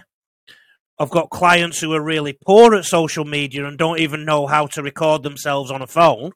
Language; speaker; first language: English; native; English